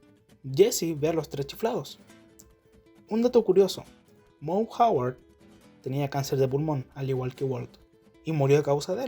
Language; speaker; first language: Spanish; native; Spanish